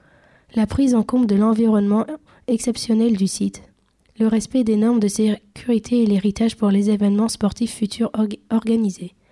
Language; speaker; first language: French; native; French